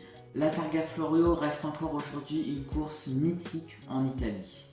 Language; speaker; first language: French; native; French